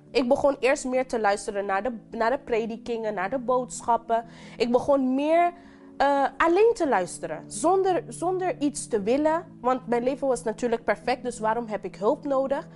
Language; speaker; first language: Dutch; non-native, local second language; English